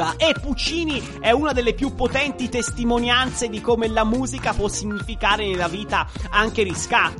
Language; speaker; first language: Italian; native; Italian